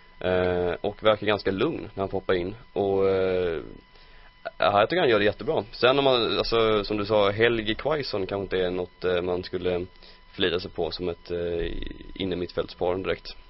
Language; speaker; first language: Swedish; native; Swedish